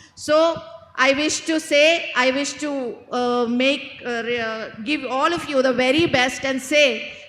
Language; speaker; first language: English; non-native, local second language; Malayalam